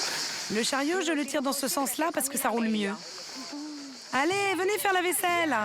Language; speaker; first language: French; native; French